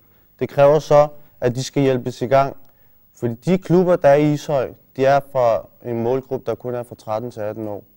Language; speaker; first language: Danish; early bilingual, other home language; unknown